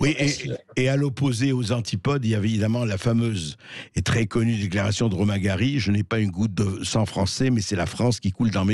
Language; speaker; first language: French; native; French